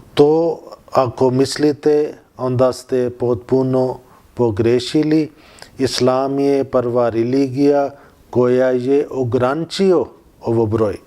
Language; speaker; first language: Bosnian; non-native, learner; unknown